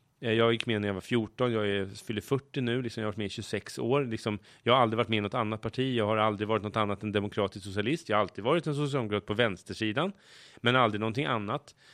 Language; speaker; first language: Swedish; native; Swedish